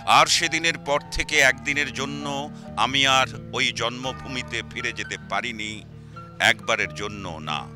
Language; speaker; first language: Bangla; native; Bangla